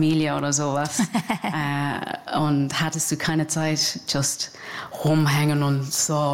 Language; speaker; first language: German; non-native, fluent; English